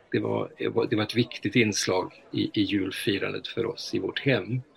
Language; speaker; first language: Swedish; early bilingual, heritage; Swedish